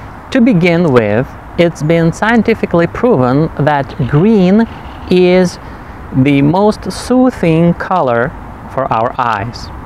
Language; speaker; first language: English; non-native, fluent; Russian